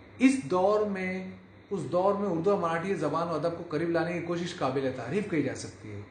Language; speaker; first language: Urdu; native; Urdu